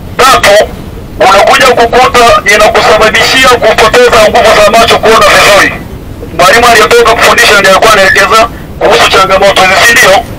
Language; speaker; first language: Swahili; native; Swahili